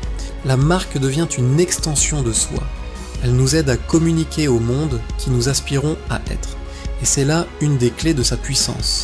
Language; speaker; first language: French; native; French